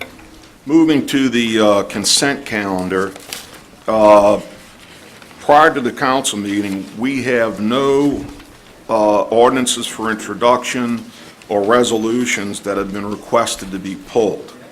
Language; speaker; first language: English; native; English